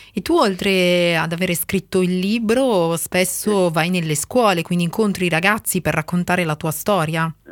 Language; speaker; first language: Italian; native; Italian